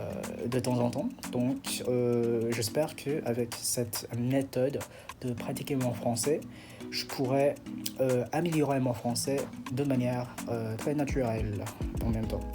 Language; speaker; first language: French; non-native, fluent; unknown